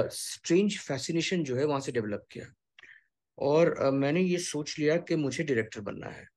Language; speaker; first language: Hindi; non-native, local second language; Bangla